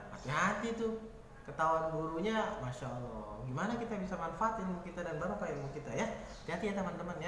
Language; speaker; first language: Indonesian; native; Indonesian